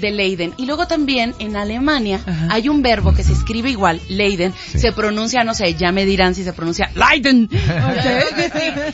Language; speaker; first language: Spanish; native; Spanish